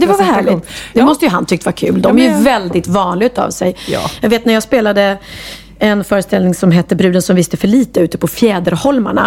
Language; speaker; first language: Swedish; native; Swedish